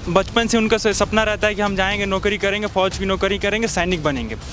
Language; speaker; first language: Hindi; native; Hindi